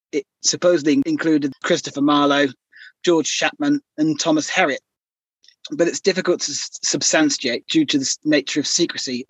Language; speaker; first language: English; native; English